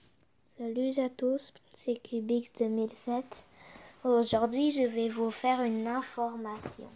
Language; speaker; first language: French; early bilingual, other home language; Polish